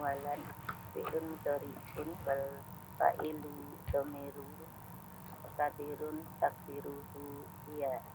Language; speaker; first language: Arabic; non-native, learner; Indonesian